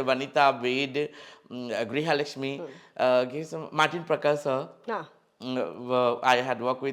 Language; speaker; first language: Malayalam; non-native, fluent; Assamese